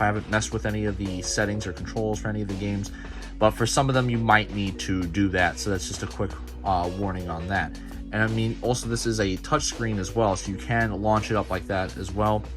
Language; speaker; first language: English; native; English